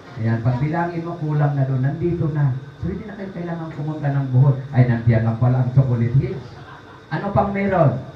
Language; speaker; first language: Filipino; non-native, local second language; Cebuano